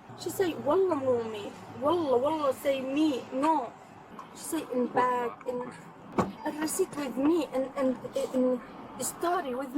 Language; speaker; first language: English; non-native, learner; Arabic